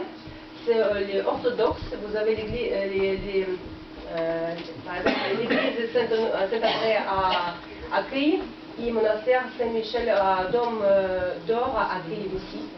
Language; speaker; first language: French; non-native, fluent; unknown